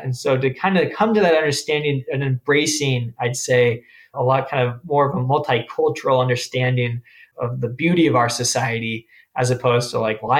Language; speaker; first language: English; native; English